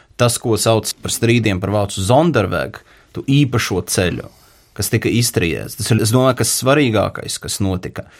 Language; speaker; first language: Latvian; native; Latvian